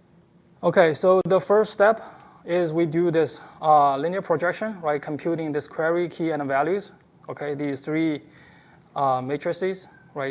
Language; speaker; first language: English; non-native, fluent; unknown